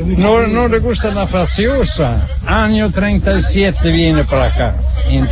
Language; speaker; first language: Spanish; non-native, learner; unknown